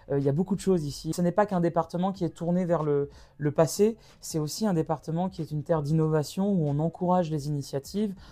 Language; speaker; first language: French; native; French